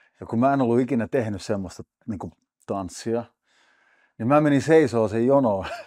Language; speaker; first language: Finnish; early bilingual, heritage; Finnish